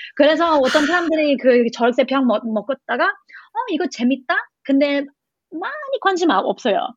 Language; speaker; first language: Korean; non-native, learner; English